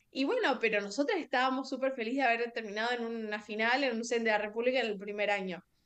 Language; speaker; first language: Spanish; native; Spanish